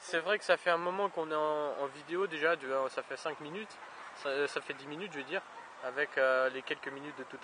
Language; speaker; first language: French; native; French